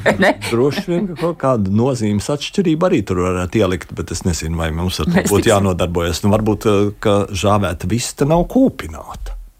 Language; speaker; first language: Latvian; native; Latvian